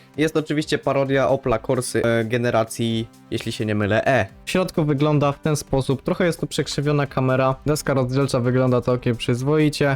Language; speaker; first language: Polish; native; Polish